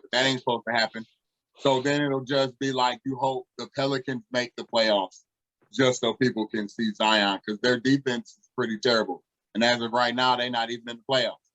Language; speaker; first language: English; native; English